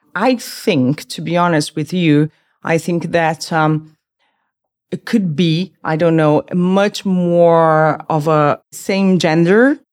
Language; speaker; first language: English; non-native, fluent; Portuguese